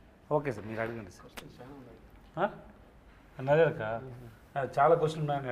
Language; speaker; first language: Telugu; non-native, learner; Tamil